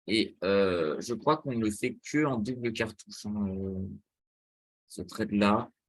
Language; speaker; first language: French; native; French